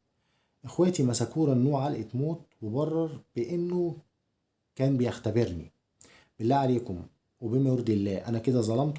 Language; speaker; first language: Arabic; native; Arabic